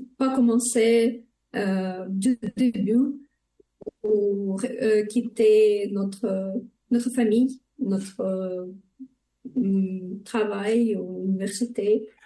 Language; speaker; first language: French; non-native, fluent; Ukrainian